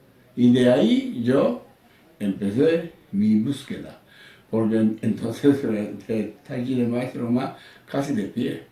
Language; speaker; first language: Spanish; non-native, learner; Japanese